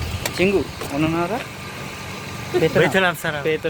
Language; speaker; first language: Korean; non-native, learner; Sinhala